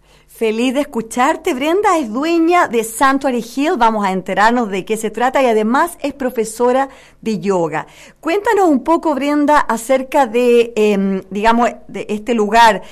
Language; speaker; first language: Spanish; native; Spanish